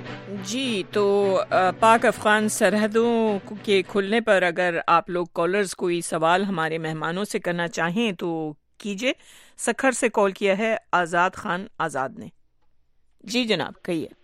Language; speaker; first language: Urdu; native; Urdu